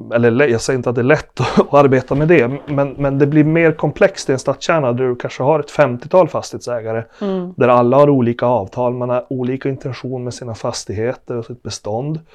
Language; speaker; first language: Swedish; native; Swedish